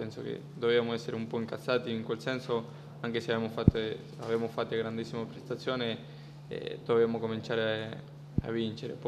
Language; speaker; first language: Italian; non-native, fluent; Spanish